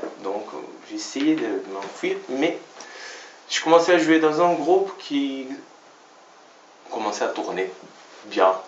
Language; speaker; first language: French; non-native, fluent; Portuguese